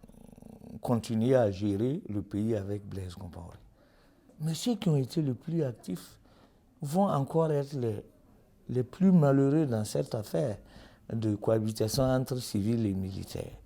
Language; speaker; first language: French; native; French